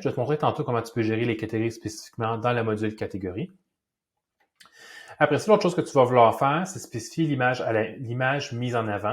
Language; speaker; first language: French; native; French